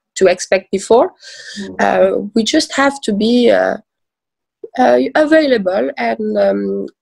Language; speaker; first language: English; early bilingual, other home language; Persian